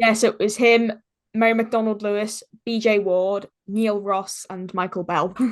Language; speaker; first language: English; native; English